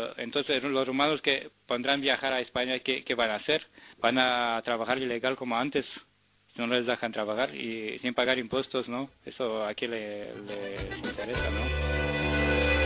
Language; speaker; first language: Spanish; non-native, fluent; Romanian